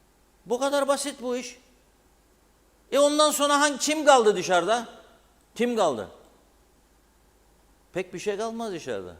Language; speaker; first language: Turkish; native; Turkish